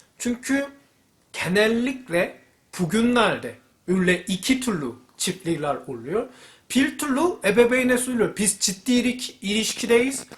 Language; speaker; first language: Turkish; non-native, fluent; Korean